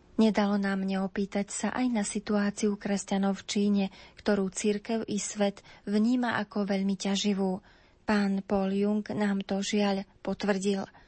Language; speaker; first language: Slovak; native; Slovak